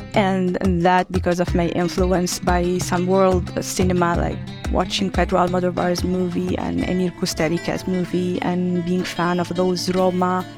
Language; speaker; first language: English; non-native, fluent; Arabic